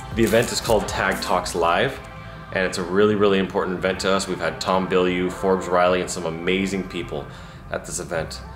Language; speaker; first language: English; native; English